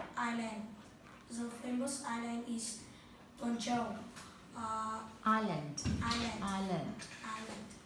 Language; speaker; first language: English; non-native, learner; Vietnamese